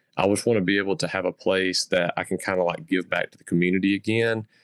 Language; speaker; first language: English; native; English